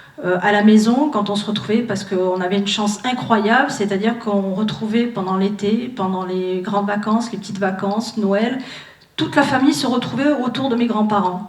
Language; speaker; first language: French; native; French